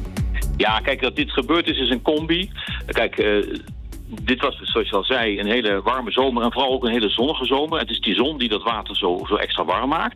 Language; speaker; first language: Dutch; native; Dutch